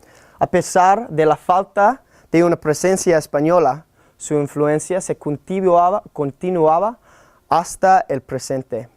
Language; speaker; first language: Spanish; non-native, learner; English